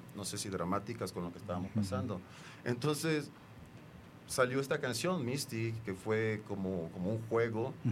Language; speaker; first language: Spanish; native; Spanish